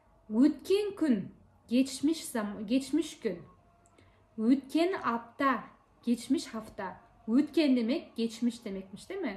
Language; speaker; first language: Turkish; non-native, fluent; Kazakh